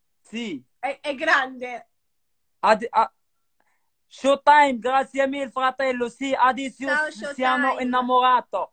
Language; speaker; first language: Italian; non-native, learner; Arabic